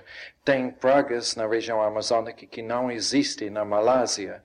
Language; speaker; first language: Portuguese; non-native, fluent; English